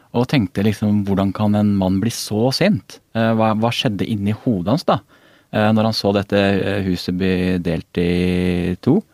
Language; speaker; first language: Norwegian; native; Norwegian